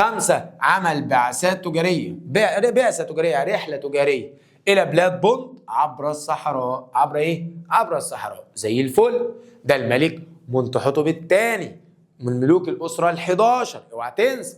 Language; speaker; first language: Arabic; native; Arabic